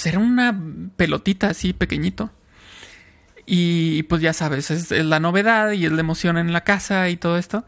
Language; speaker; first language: Spanish; native; Spanish